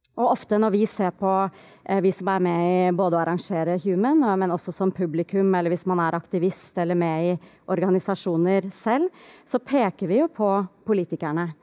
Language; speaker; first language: Norwegian; native; Norwegian